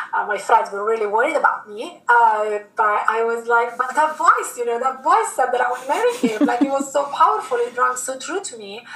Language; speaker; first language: English; non-native, fluent; Italian